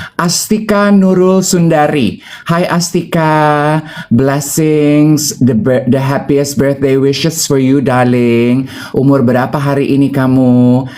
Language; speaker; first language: Indonesian; native; Indonesian